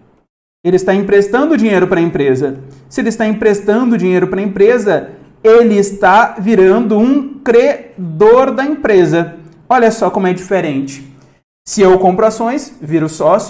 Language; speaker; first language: Portuguese; native; Portuguese